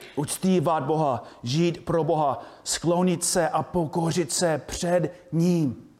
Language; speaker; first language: Czech; non-native, fluent; English